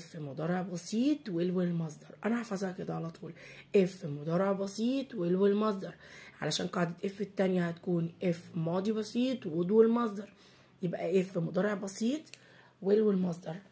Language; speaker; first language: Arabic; native; Arabic